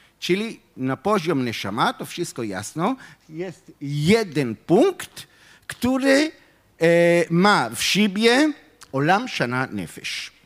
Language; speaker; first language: Polish; non-native, fluent; Hebrew